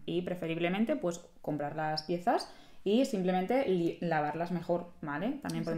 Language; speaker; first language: Spanish; native; Spanish